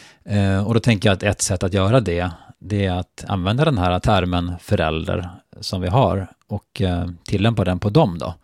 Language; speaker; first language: Swedish; native; Swedish